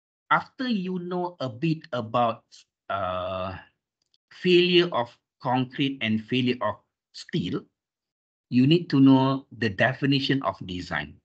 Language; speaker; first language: English; non-native, local second language; Malay